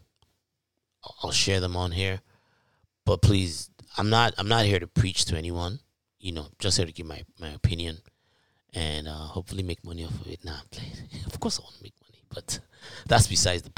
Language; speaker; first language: English; non-native, local second language; Yoruba